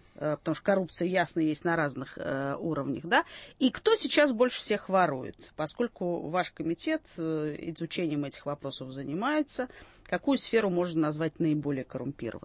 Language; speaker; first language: Russian; native; Russian